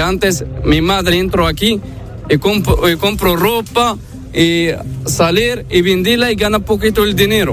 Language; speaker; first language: Spanish; non-native, learner; Arabic